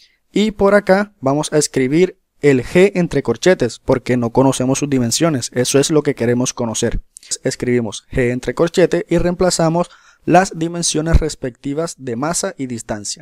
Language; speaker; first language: Spanish; native; Spanish